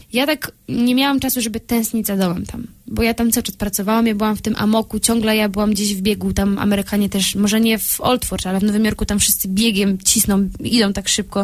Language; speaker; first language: Polish; native; Polish